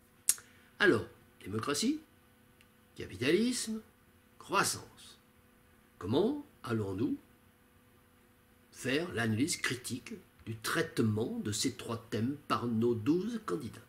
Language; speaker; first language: French; native; French